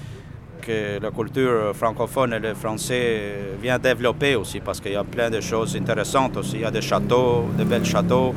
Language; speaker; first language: French; non-native, fluent; Albanian